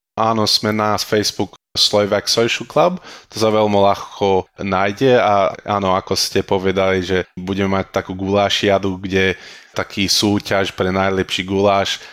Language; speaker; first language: Slovak; early bilingual, heritage; Slovak